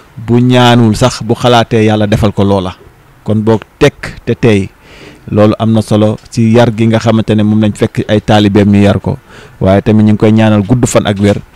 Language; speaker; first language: Wolof; native; Wolof